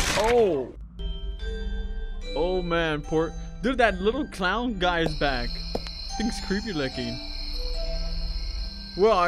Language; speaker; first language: English; native; English